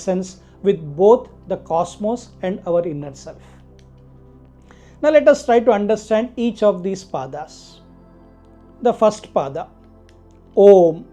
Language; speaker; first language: English; non-native, local second language; Telugu